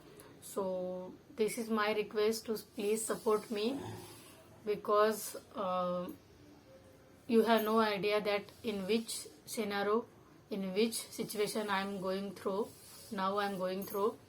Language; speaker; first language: English; non-native, local second language; Marathi